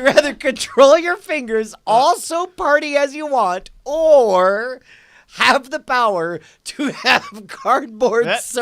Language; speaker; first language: English; native; English